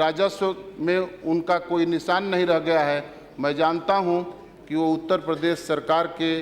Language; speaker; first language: Hindi; native; Hindi